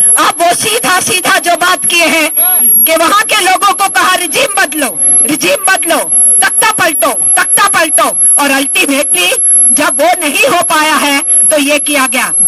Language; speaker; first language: Hindi; native; Hindi